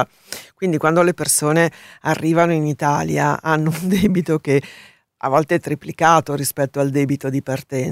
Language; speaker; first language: Italian; native; Italian